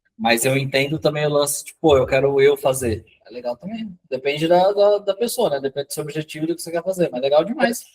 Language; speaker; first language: Portuguese; native; Portuguese